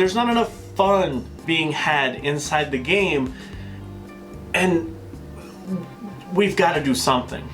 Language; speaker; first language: English; native; English